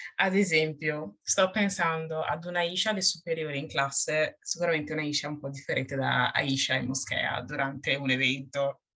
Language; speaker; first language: Italian; early bilingual, other home language; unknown